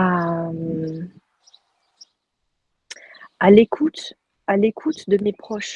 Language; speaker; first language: French; native; French